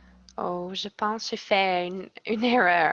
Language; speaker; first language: French; non-native, learner; English